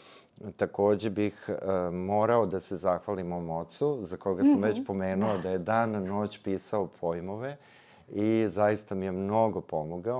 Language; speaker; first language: Serbian; native; Serbian